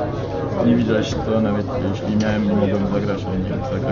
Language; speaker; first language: Polish; non-native, learner; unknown